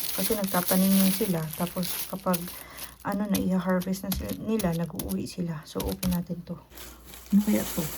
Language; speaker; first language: Filipino; non-native, local second language; Cebuano